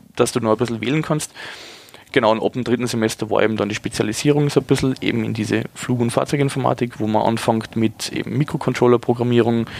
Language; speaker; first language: German; native; German